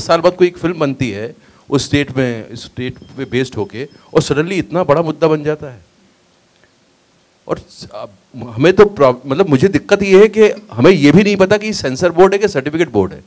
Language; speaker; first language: Hindi; native; Hindi